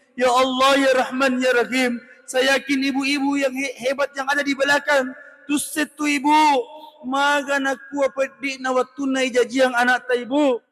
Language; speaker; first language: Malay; non-native, local second language; Buginese